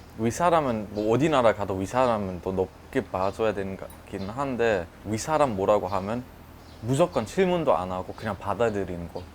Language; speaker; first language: Korean; non-native, fluent; German